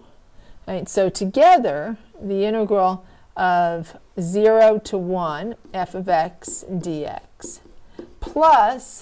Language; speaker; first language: English; native; English